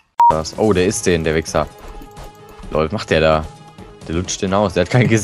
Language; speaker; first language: German; native; German